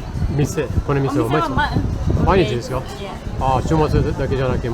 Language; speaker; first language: Japanese; non-native, learner; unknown